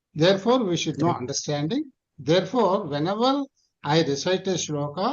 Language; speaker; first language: English; non-native, local second language; Telugu